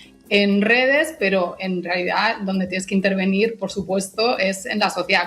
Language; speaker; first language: Spanish; native; Spanish